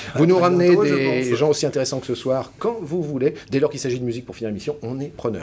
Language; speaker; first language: French; native; French